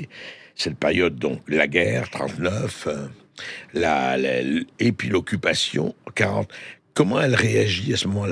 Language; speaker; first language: French; native; French